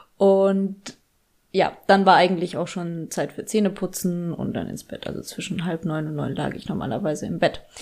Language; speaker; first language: German; early bilingual, other home language; Polish